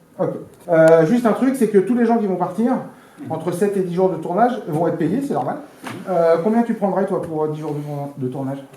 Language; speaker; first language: French; native; French